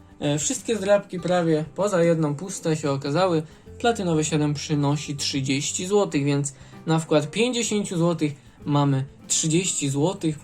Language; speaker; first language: Polish; native; Polish